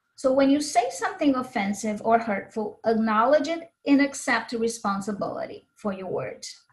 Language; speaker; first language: English; non-native, fluent; Portuguese